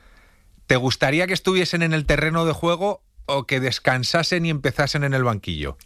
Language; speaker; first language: Spanish; native; Spanish